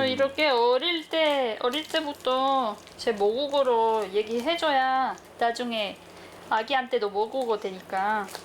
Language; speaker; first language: Korean; non-native, fluent; French